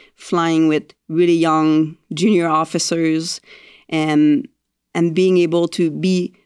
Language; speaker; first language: English; non-native, fluent; French